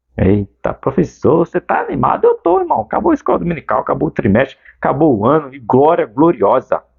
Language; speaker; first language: Portuguese; native; Portuguese